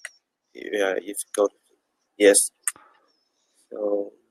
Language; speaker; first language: English; non-native, learner; Chinese